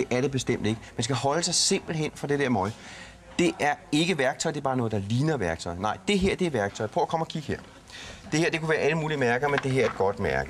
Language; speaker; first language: Danish; native; Danish